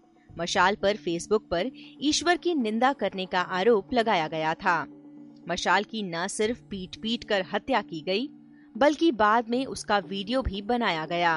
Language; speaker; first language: Hindi; native; Hindi